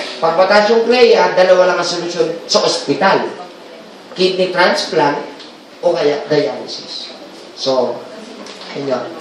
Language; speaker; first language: Filipino; native; Filipino